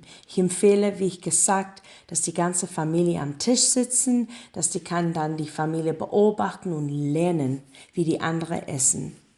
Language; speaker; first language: German; non-native, learner; English